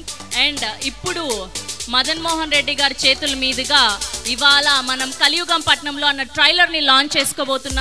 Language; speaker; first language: Telugu; native; Telugu